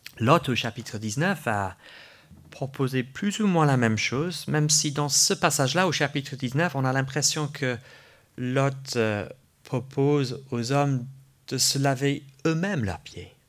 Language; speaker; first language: French; non-native, fluent; English